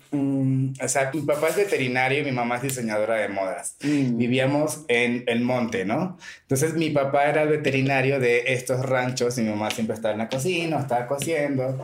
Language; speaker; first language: Spanish; native; Spanish